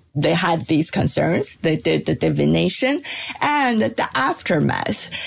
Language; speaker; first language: English; non-native, fluent; Chinese